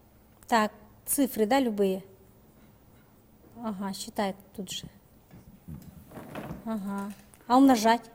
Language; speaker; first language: Russian; native; Russian